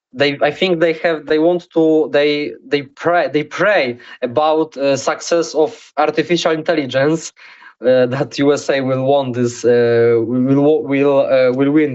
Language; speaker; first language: English; non-native, learner; Polish